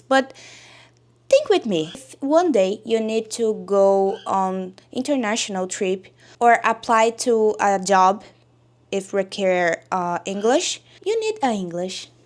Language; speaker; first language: English; non-native, learner; Portuguese